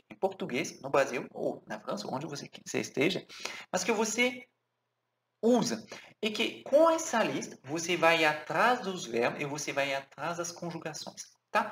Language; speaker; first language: Portuguese; non-native, fluent; French